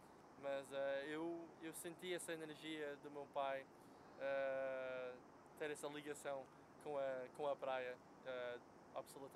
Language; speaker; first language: Portuguese; non-native, fluent; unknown